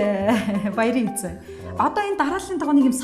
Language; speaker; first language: Mongolian; native; Mongolian